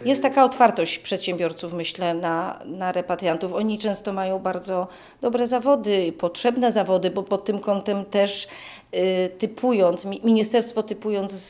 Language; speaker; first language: Polish; native; Polish